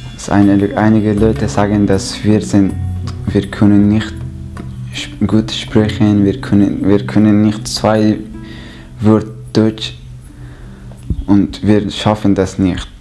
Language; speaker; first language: German; non-native, learner; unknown